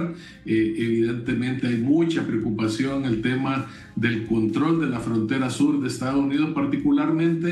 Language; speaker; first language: Spanish; native; Spanish